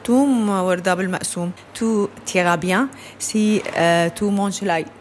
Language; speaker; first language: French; non-native, learner; Arabic